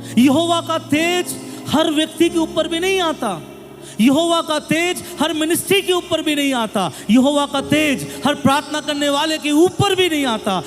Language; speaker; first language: Hindi; non-native, local second language; Bangla